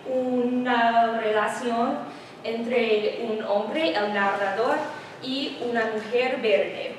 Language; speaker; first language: Spanish; non-native, learner; English